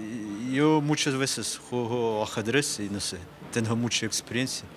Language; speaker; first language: Spanish; non-native, learner; Ukrainian